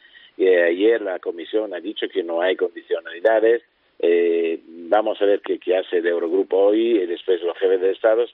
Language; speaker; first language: Spanish; non-native, fluent; Italian